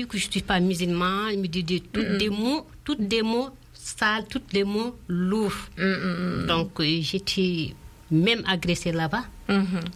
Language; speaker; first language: French; non-native, local second language; Fula